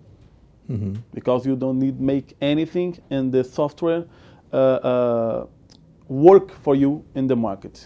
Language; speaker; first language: English; non-native, learner; Portuguese